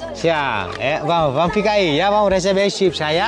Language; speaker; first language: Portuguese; non-native, learner; Vietnamese